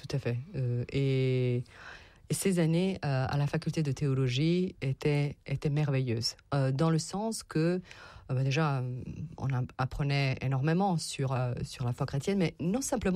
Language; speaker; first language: French; non-native, fluent; Serbian